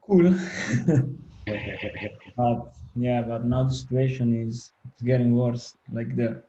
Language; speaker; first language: English; non-native, fluent; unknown